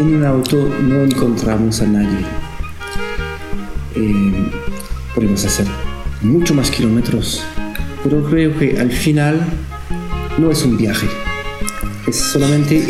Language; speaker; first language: Spanish; non-native, learner; French